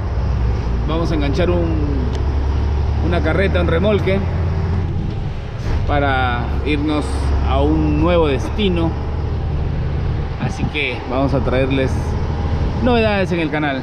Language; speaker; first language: Spanish; native; Spanish